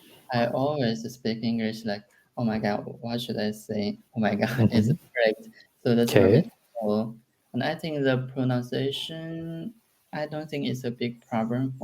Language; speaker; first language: English; non-native, learner; Chinese